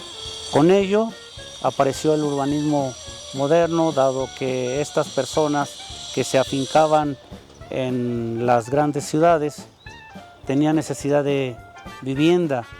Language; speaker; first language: Spanish; native; Spanish